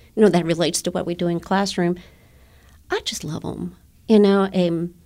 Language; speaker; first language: English; non-native, fluent; Spanish